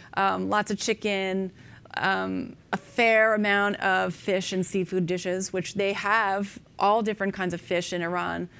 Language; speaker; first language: English; native; English